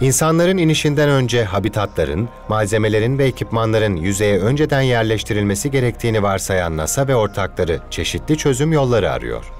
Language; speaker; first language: Turkish; native; Turkish